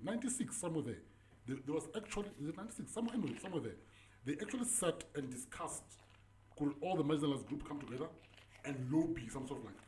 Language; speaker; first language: English; non-native, local second language; Tsonga